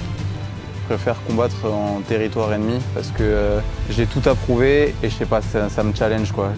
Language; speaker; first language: French; native; French